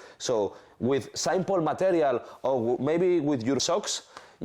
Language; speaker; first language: English; non-native, learner; Spanish